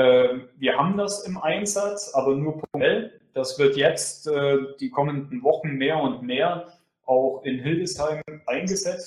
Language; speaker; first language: German; native; German